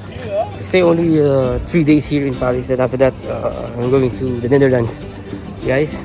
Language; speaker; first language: English; non-native, local second language; Filipino